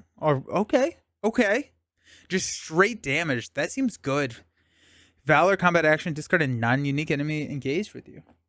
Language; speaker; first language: English; native; English